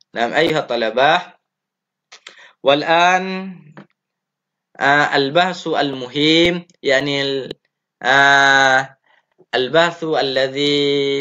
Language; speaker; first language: Arabic; non-native, fluent; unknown